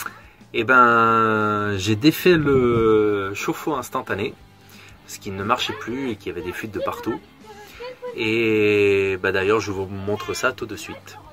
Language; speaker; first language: French; native; French